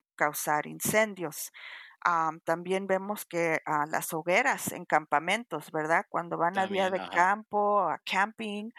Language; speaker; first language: Spanish; early bilingual, heritage; Spanish